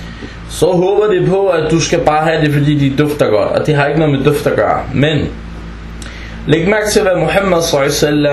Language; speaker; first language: Danish; non-native, fluent; Arabic